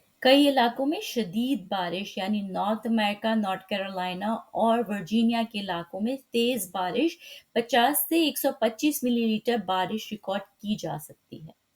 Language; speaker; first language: Urdu; native; Urdu